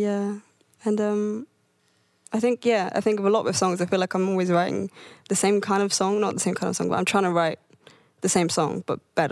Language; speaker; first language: English; native; English